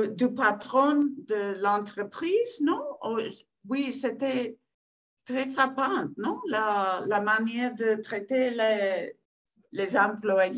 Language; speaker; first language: French; non-native, fluent; Spanish